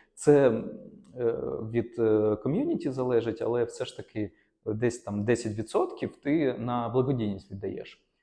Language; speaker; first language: Ukrainian; non-native, local second language; Russian